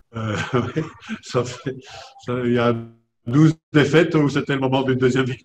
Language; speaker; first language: French; native; French